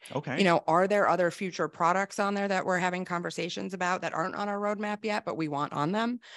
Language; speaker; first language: English; native; English